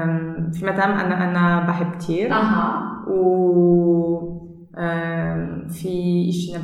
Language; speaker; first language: Arabic; non-native, learner; German